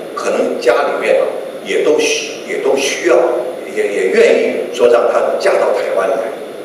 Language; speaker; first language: Chinese; native; Chinese